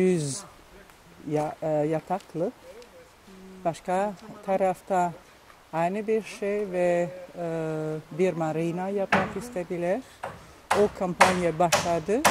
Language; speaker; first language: Turkish; non-native, learner; Dutch